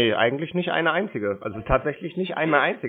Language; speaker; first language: German; native; German